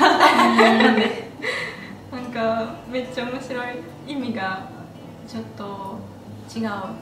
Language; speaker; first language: Japanese; non-native, fluent; Russian